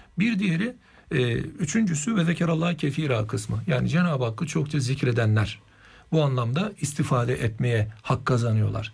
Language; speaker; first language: Turkish; native; Turkish